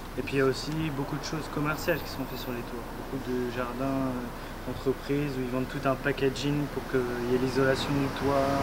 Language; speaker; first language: French; native; French